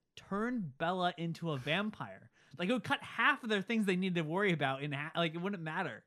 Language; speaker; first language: English; early bilingual, other home language; Italian